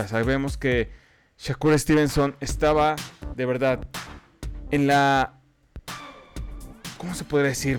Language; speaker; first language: Spanish; native; Spanish